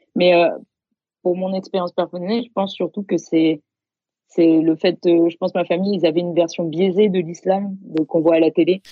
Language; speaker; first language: French; native; French